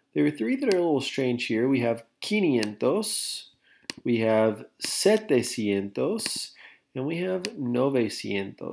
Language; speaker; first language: English; native; English